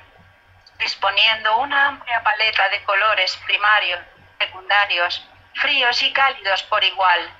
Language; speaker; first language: Spanish; native; Spanish